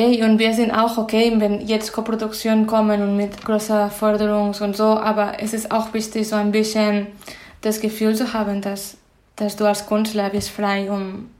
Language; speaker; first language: German; non-native, fluent; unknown